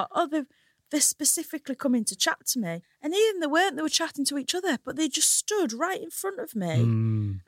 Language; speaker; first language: English; native; English